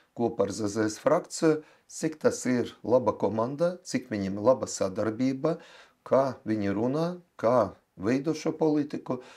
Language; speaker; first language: Latvian; non-native, local second language; Russian